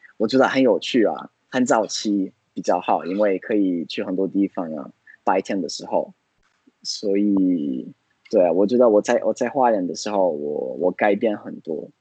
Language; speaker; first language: Chinese; non-native, fluent; Italian